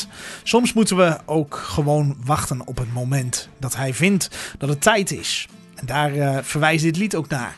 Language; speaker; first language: Dutch; native; Dutch